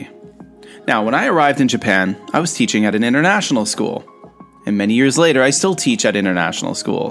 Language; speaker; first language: English; native; English